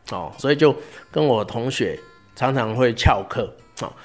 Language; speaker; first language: Chinese; native; Chinese